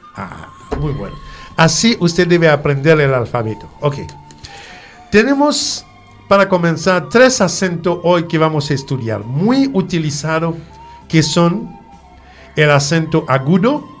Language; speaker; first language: Spanish; non-native, fluent; French